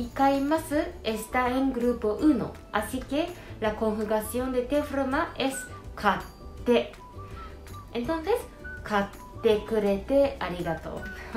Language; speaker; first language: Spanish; non-native, fluent; Japanese